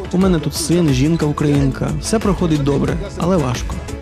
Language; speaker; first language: Ukrainian; non-native, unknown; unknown